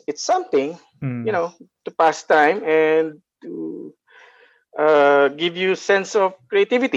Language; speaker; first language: English; non-native, local second language; Filipino